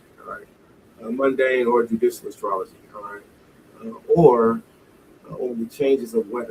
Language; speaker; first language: English; native; English